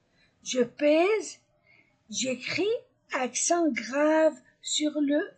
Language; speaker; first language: French; non-native, fluent; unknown